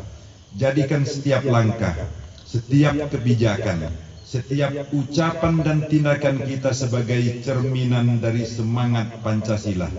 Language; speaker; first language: Indonesian; native; Indonesian